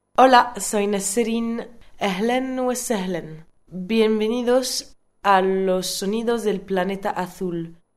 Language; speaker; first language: Spanish; non-native, fluent; French